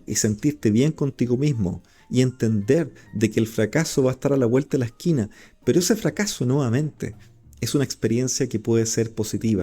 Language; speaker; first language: Spanish; native; Spanish